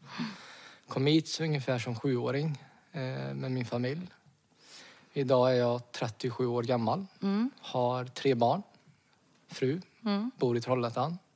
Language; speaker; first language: Swedish; early bilingual, other home language; Romany